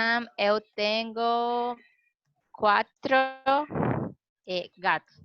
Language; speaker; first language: Portuguese; non-native, learner; Spanish